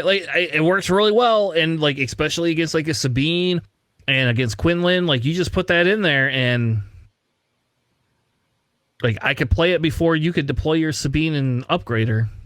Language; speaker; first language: English; native; English